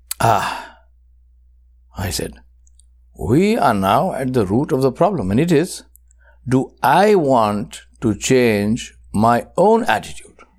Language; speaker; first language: English; non-native, local second language; Urdu